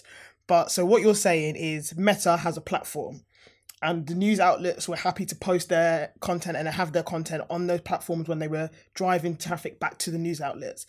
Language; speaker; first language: English; native; English